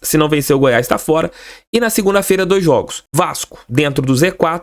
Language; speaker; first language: Portuguese; native; Portuguese